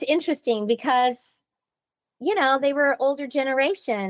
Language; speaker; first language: English; native; English